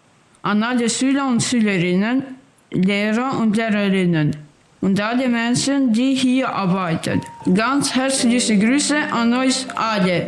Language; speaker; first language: German; early bilingual, other home language; Albanian